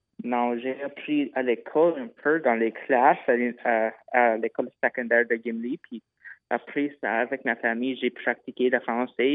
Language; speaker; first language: French; non-native, local second language; English